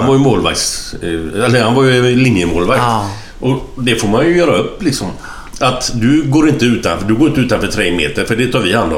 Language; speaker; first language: Swedish; native; Swedish